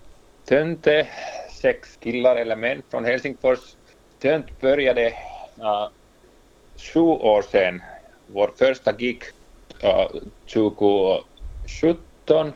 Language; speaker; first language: Swedish; non-native, local second language; Finnish